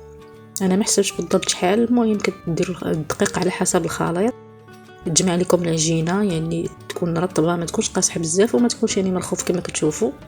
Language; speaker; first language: Arabic; native; Arabic